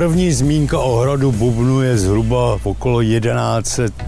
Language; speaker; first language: Czech; native; Czech